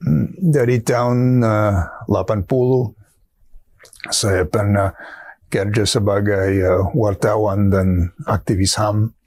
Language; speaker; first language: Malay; non-native, fluent; English